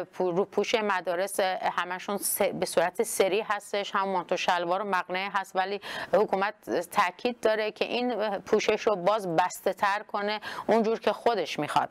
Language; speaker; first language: Persian; non-native, local second language; Kurdish